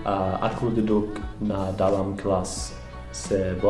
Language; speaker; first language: Indonesian; non-native, learner; English